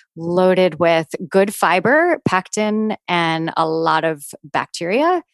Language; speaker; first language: English; native; English